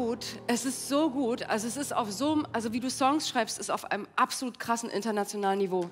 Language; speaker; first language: German; native; German